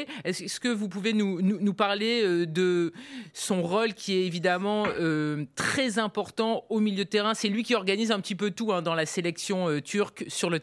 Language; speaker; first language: French; native; French